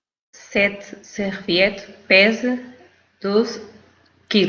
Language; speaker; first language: French; non-native, learner; Portuguese